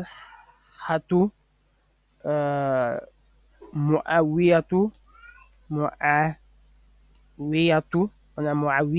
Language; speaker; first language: Arabic; non-native, fluent; French